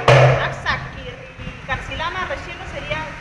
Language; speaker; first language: Spanish; native; Spanish